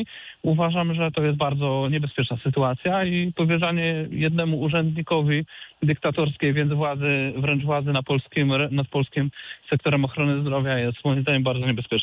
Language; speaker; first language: Polish; native; Polish